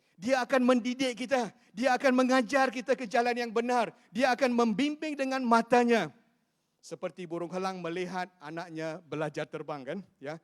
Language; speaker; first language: Malay; non-native, local second language; Chinese